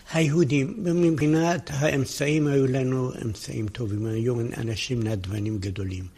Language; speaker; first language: Hebrew; non-native, fluent; Persian